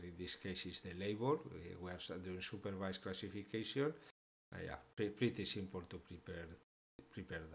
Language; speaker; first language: English; non-native, fluent; Spanish